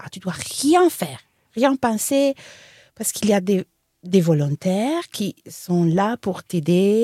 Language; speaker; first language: French; non-native, fluent; Italian